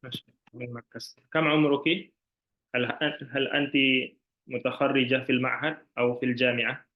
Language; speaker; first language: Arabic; non-native, fluent; Indonesian